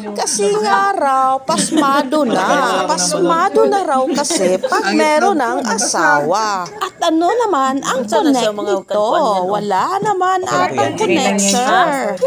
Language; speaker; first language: Filipino; non-native, local second language; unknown